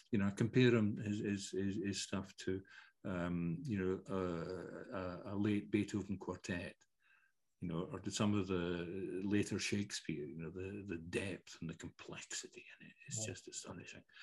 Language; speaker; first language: English; early bilingual, other home language; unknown